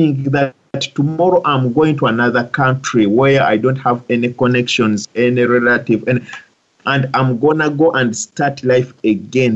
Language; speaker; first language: English; non-native, local second language; Ganda